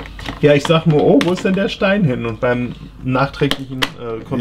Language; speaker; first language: German; native; German